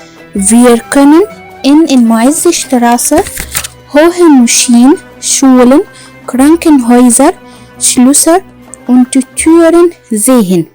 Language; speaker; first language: German; non-native, learner; Arabic